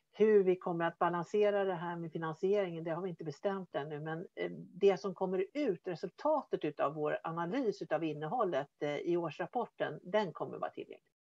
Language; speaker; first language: Swedish; native; Swedish